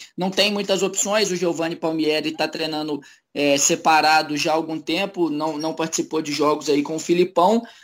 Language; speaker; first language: Portuguese; native; Portuguese